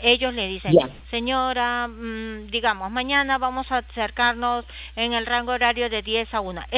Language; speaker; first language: Spanish; native; Spanish